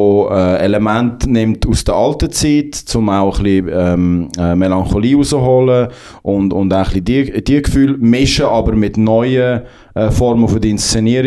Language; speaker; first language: German; native; German